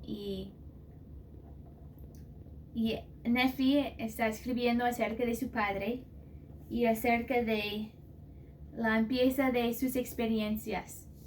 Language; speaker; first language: Spanish; non-native, fluent; English